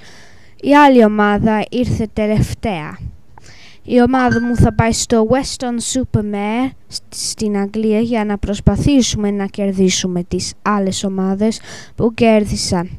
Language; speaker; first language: Greek; early bilingual, heritage; English